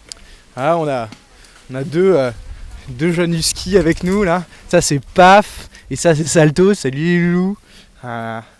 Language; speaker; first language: French; native; French